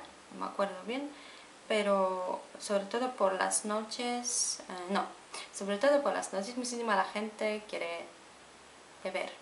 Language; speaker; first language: Spanish; non-native, fluent; Polish